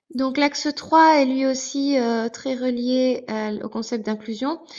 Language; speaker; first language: French; native; French